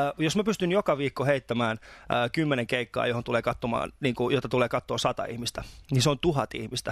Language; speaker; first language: Finnish; early bilingual, other home language; Persian